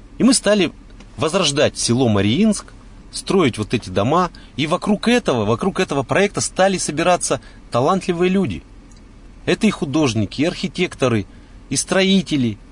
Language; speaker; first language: Russian; native; Russian